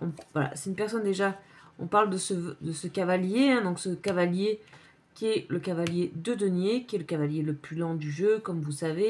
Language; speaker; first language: French; native; French